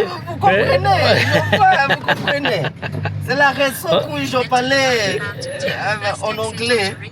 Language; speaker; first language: French; non-native, learner; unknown